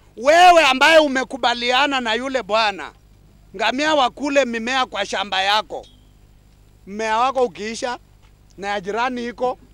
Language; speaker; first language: Swahili; non-native, local second language; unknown